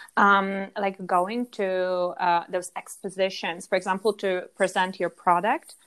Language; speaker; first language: English; non-native, fluent; Polish